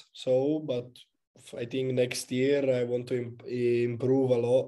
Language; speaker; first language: English; non-native, fluent; Slovenian